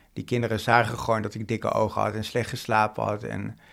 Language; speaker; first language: Dutch; native; Dutch